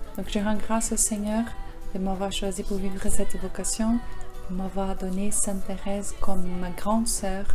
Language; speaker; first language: French; non-native, fluent; Portuguese